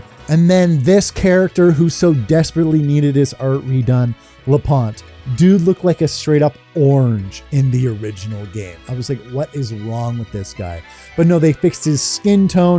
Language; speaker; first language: English; native; English